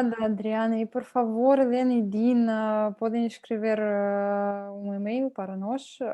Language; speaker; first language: Portuguese; non-native, fluent; Russian